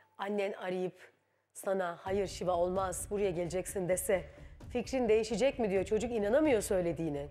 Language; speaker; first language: Turkish; native; Turkish